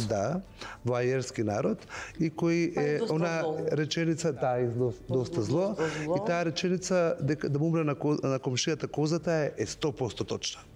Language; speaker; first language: Macedonian; native; Macedonian